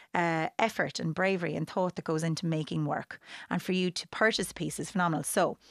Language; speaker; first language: English; native; English